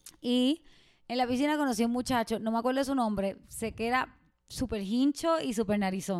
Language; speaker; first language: Spanish; native; Spanish